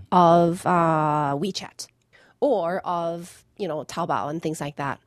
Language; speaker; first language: English; non-native, fluent; Chinese